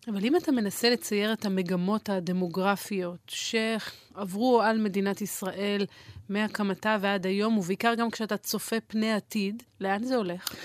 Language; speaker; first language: Hebrew; native; Hebrew